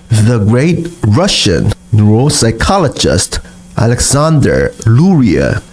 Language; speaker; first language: English; non-native, fluent; Korean